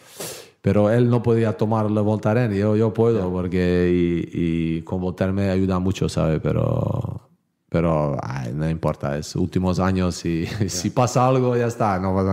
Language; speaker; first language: Spanish; non-native, learner; Bosnian